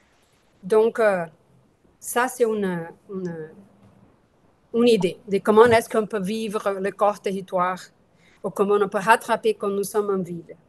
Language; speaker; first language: French; non-native, fluent; Portuguese